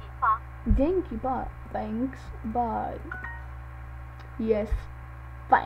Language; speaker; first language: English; non-native, learner; Czech